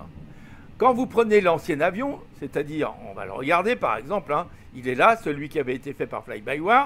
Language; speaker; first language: French; native; French